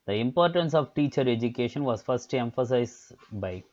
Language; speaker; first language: English; non-native, local second language; Tamil